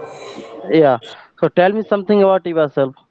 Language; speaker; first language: English; non-native, local second language; Hindi